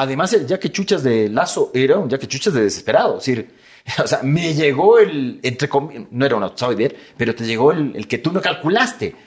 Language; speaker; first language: Spanish; native; Spanish